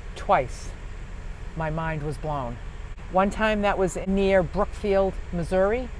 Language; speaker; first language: English; native; English